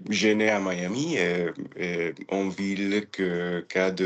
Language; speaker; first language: French; non-native, learner; English